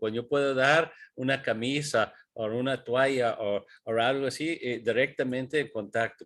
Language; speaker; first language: Spanish; non-native, fluent; English